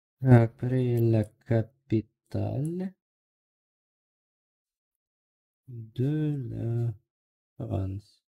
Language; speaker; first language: French; non-native, learner; Russian